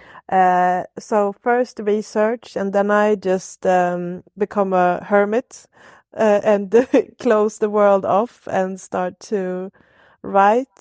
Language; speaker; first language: English; non-native, fluent; Swedish